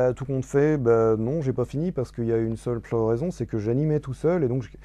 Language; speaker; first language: French; native; French